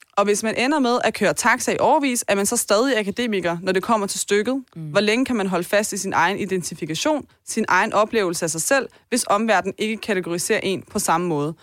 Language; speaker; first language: Danish; early bilingual, other home language; Persian